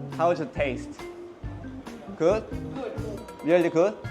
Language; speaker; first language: English; non-native, learner; Korean